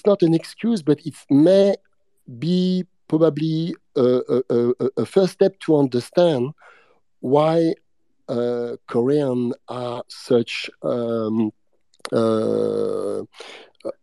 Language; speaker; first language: English; non-native, fluent; French